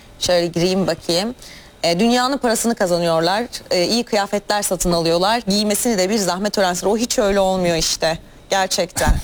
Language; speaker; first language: Turkish; native; Turkish